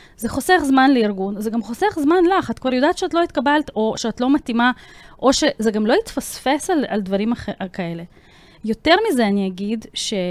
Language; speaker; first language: Hebrew; early bilingual, other home language; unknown